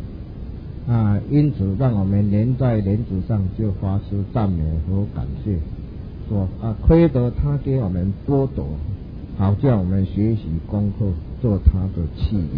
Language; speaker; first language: Chinese; non-native, local second language; Min Nan Chinese